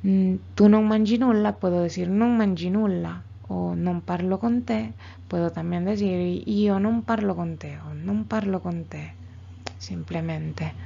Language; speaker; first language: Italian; non-native, fluent; Spanish